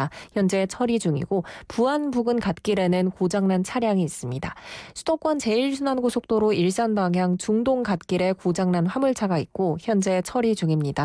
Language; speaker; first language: Korean; native; Korean